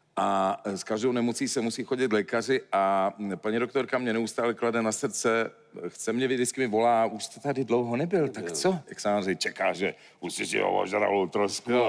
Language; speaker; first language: Czech; native; Czech